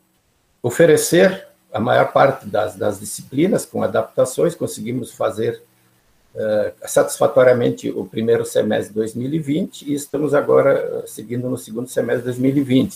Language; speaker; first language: Portuguese; native; Portuguese